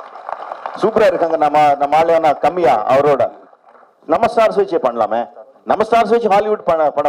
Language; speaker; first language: Tamil; non-native, local second language; Telugu